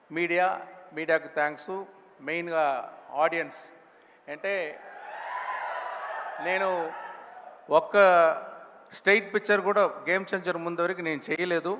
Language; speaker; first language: Telugu; non-native, local second language; Tamil